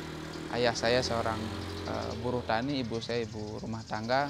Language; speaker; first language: Indonesian; non-native, local second language; Balinese